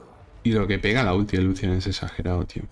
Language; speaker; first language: Spanish; native; Spanish